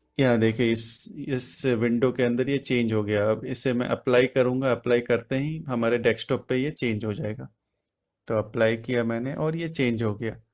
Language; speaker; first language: Hindi; native; Hindi